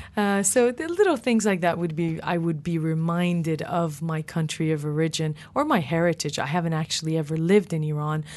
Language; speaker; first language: English; early bilingual, other home language; Persian